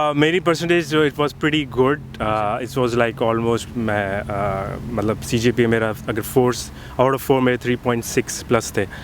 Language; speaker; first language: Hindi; early bilingual, heritage; Hindi